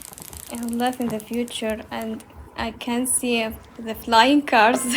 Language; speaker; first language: English; non-native, learner; Uzbek